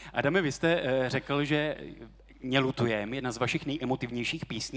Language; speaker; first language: Czech; native; Czech